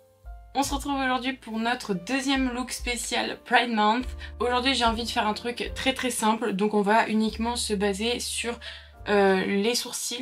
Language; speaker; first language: French; native; French